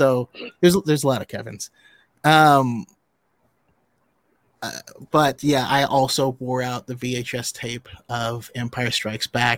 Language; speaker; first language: English; native; English